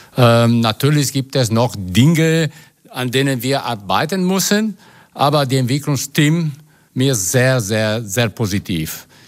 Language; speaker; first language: German; non-native, fluent; Italian